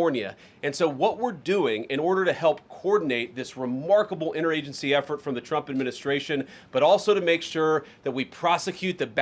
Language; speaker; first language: English; native; English